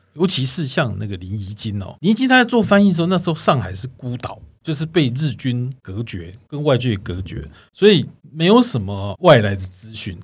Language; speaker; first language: Chinese; native; Chinese